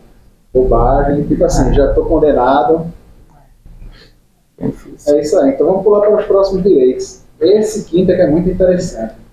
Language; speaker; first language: Portuguese; native; Portuguese